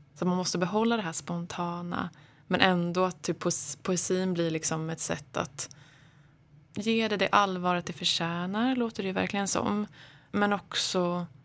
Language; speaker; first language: Swedish; native; Swedish